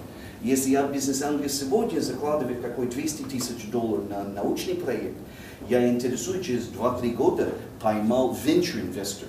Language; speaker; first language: Russian; non-native, fluent; English